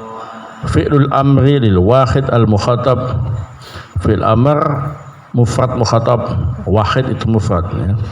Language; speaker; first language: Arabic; non-native, fluent; Indonesian